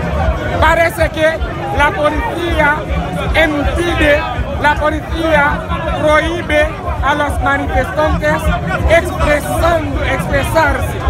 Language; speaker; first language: Spanish; non-native, fluent; Haitian Creole